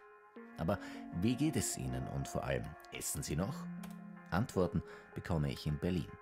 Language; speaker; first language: German; native; German